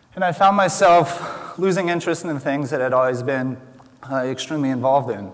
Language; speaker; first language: English; native; English